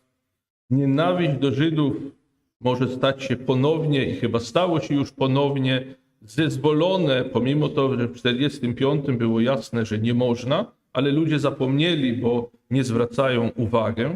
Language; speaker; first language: Polish; non-native, fluent; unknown